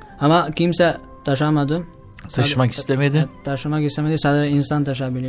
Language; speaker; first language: Turkish; non-native, learner; Albanian